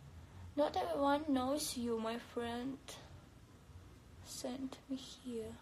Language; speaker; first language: English; non-native, learner; Russian